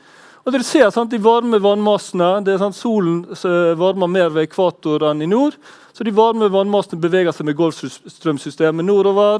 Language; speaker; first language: Norwegian; native; Norwegian